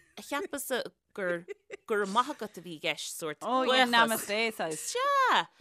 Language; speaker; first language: Irish; native; Irish